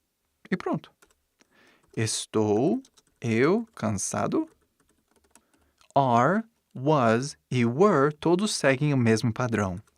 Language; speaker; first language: Portuguese; non-native, fluent; English